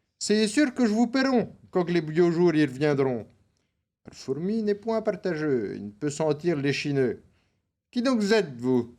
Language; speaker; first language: French; native; French